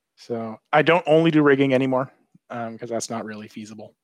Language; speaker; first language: English; native; English